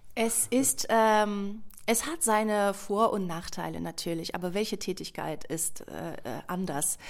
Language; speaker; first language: German; non-native, fluent; Russian